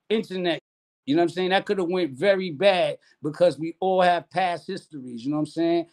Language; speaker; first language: English; native; English